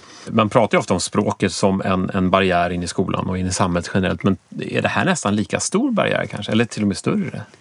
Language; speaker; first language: Swedish; native; Swedish